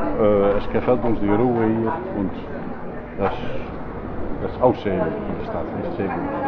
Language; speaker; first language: German; non-native, learner; Dutch